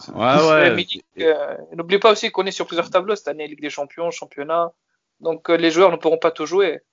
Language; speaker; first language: French; native; French